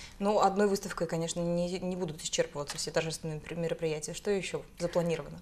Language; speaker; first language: Russian; native; Russian